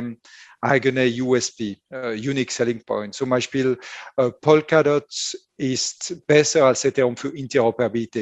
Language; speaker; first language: German; non-native, fluent; French